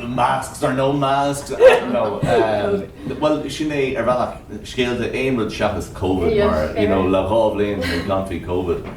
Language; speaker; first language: Irish; native; Irish